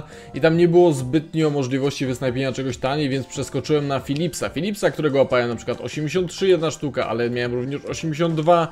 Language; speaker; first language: Polish; native; Polish